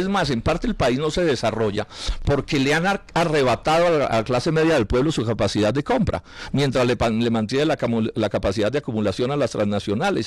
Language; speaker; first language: Spanish; native; Spanish